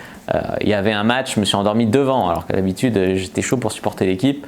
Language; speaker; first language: French; native; French